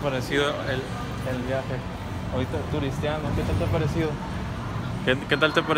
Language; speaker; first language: Spanish; native; Spanish